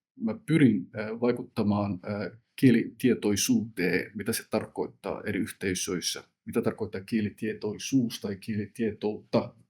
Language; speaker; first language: Finnish; early bilingual, other home language; Somali